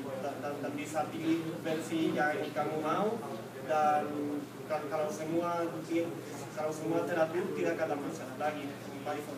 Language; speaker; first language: Indonesian; non-native, fluent; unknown